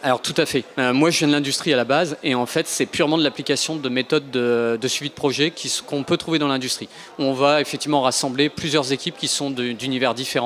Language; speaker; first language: French; native; French